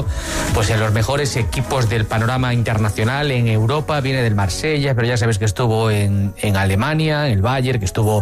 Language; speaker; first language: Spanish; native; Spanish